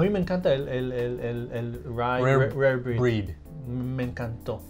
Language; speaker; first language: Spanish; early bilingual, heritage; Spanish